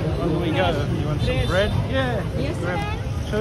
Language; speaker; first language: English; native; English